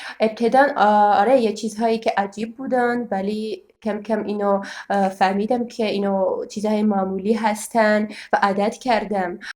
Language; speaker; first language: Persian; non-native, fluent; Armenian